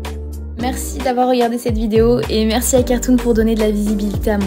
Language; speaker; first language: French; native; French